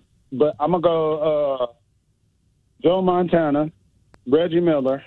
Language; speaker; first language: English; native; English